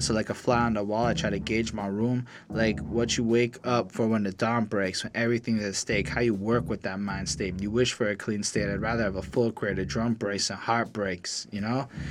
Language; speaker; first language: English; native; English